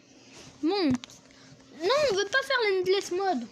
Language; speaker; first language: French; native; French